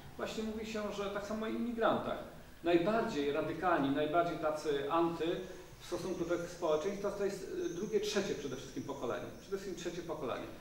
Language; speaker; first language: Polish; native; Polish